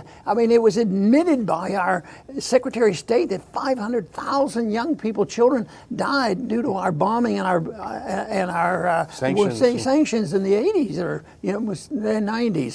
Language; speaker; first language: English; native; English